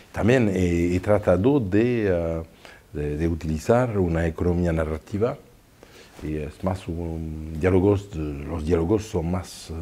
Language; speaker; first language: Spanish; non-native, fluent; French